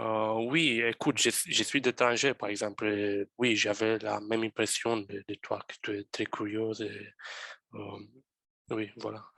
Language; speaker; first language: French; non-native, fluent; Romanian